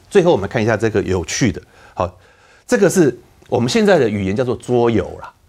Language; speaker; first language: Chinese; native; Chinese